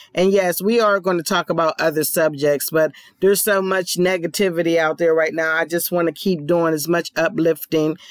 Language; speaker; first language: English; native; English